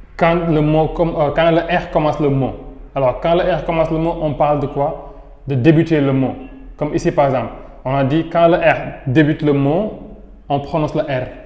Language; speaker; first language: French; non-native, local second language; Wolof